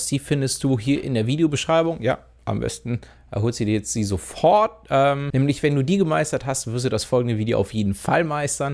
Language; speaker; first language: German; native; German